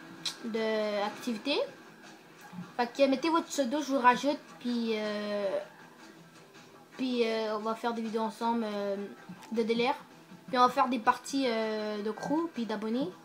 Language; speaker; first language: French; native; French